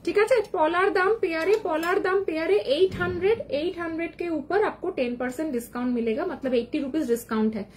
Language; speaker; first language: Hindi; non-native, local second language; Bangla